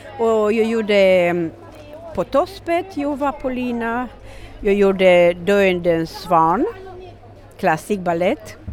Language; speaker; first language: Swedish; non-native, fluent; Romanian